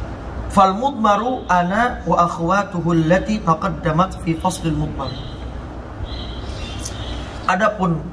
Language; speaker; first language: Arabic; non-native, fluent; Indonesian